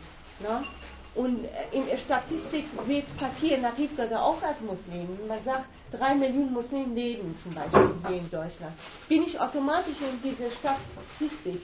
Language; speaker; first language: German; non-native, fluent; Persian